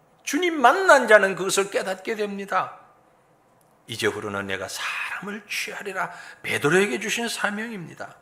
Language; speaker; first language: Korean; native; Korean